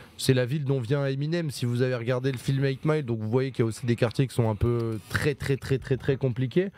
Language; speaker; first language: French; native; French